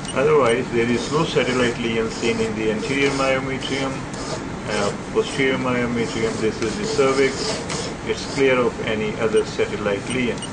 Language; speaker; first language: English; non-native, local second language; Punjabi